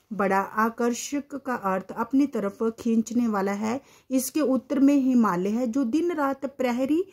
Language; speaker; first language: Hindi; native; Hindi